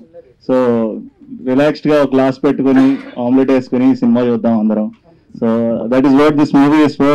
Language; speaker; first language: Telugu; native; Telugu